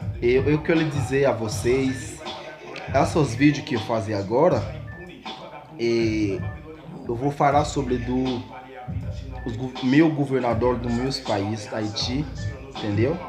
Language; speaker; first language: Portuguese; non-native, learner; Haitian Creole